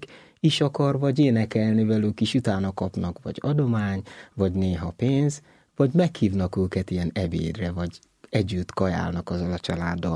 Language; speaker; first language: Hungarian; non-native, learner; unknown